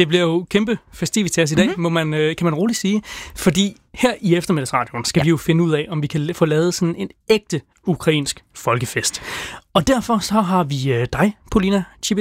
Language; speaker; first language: Danish; native; Danish